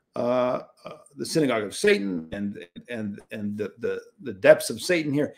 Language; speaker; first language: English; native; English